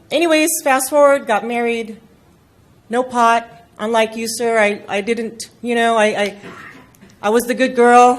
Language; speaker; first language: English; non-native, local second language; Filipino